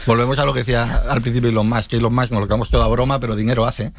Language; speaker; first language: Spanish; native; Spanish